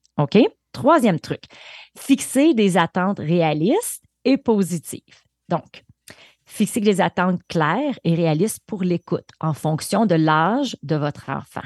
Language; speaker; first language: French; native; French